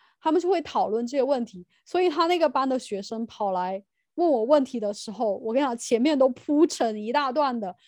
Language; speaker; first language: Chinese; native; Chinese